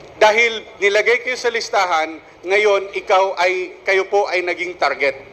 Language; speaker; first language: Filipino; non-native, local second language; Cebuano